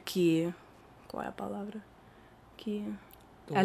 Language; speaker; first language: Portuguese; early bilingual, heritage; German